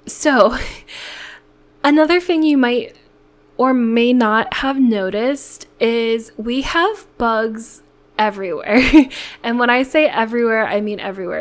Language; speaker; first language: English; native; English